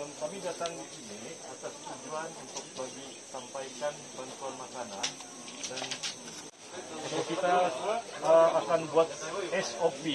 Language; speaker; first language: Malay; non-native, local second language; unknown